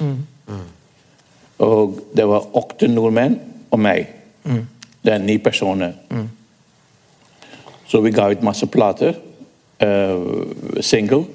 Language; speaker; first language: Norwegian; non-native, fluent; English